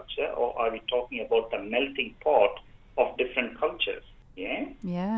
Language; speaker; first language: English; non-native, local second language; Tamil